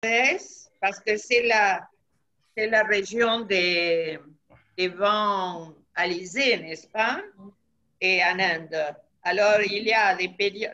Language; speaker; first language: French; non-native, fluent; Spanish